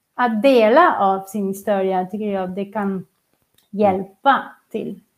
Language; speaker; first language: Swedish; non-native, fluent; Spanish